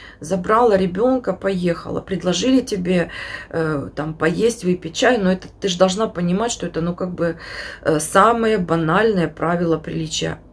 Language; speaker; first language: Russian; native; Russian